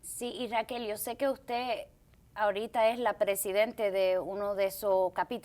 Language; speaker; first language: Spanish; early bilingual, heritage; Spanish